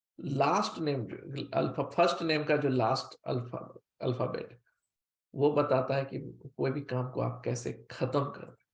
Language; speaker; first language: Hindi; native; Hindi